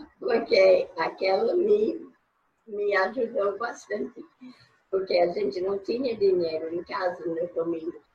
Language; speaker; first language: Portuguese; non-native, fluent; English